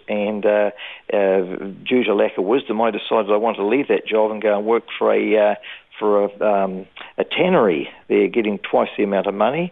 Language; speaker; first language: English; native; English